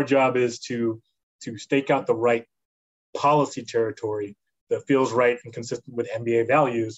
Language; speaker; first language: English; native; English